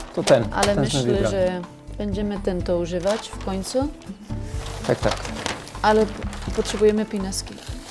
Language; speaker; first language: Polish; non-native, learner; Spanish